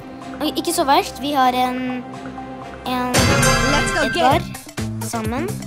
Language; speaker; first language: Norwegian; early bilingual, other home language; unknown